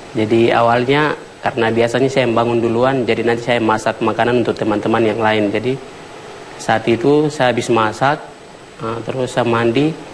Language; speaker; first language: Indonesian; non-native, local second language; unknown